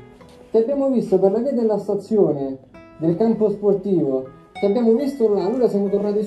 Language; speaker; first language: Italian; native; Italian